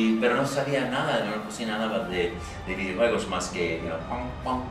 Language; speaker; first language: Spanish; non-native, fluent; English